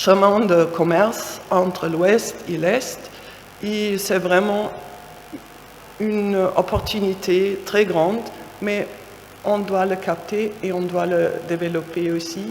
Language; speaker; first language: French; non-native, fluent; German